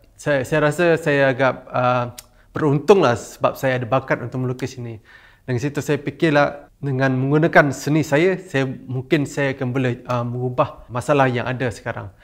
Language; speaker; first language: Malay; non-native, local second language; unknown